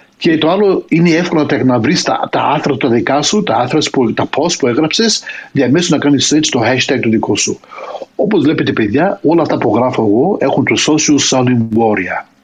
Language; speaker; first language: Greek; early bilingual, heritage; Greek